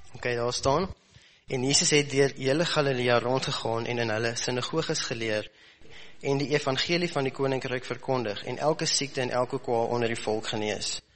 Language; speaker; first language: Afrikaans; native; Afrikaans